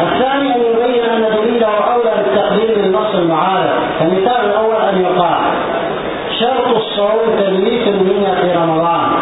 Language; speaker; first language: Arabic; native; Arabic